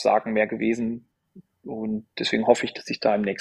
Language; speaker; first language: German; native; German